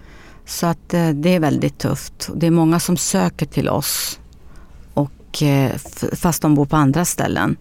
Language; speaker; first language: Swedish; early bilingual, other home language; Arabic